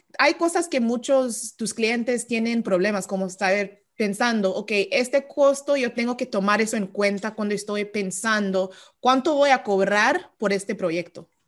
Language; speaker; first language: Spanish; early bilingual, heritage; Spanish